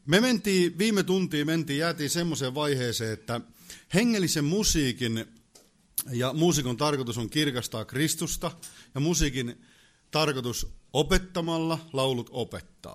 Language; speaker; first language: Finnish; native; Finnish